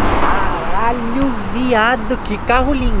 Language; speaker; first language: Portuguese; native; Portuguese